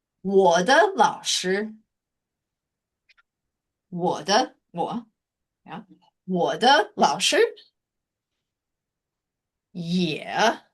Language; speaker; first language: Chinese; non-native, fluent; English